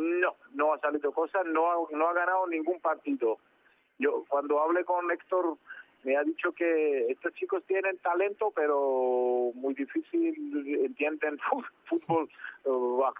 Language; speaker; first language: Spanish; non-native, fluent; Georgian